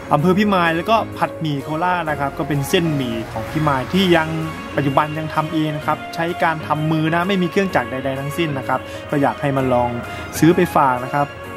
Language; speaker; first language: Thai; native; Thai